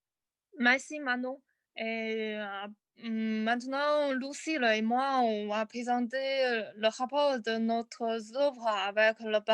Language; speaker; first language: French; non-native, learner; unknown